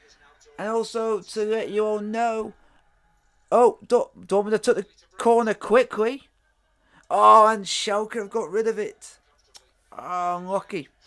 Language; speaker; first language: English; native; English